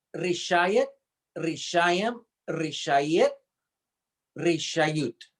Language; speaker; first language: Russian; non-native, learner; English